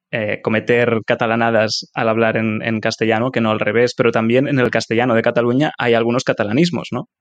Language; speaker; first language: Spanish; native; Spanish